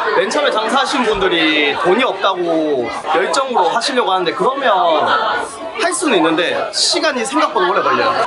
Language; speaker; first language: Korean; native; Korean